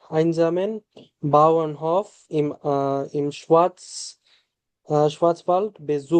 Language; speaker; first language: German; non-native, learner; Bangla